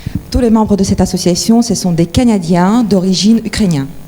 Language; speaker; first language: French; non-native, fluent; Ukrainian